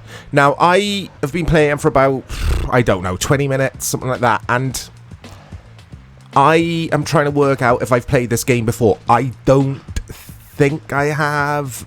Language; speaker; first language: English; native; English